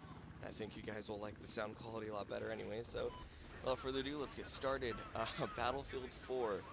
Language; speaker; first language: English; native; English